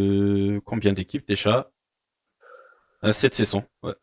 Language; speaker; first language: French; non-native, local second language; Malagasy